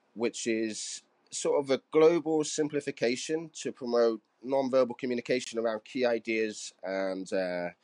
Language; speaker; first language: English; native; English